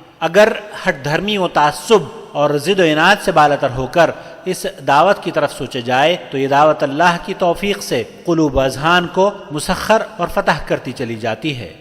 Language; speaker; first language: Urdu; native; Urdu